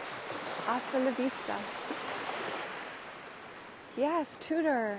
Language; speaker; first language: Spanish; non-native, learner; English